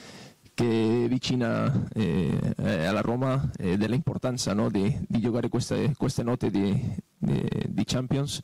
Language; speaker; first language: Italian; non-native, fluent; Portuguese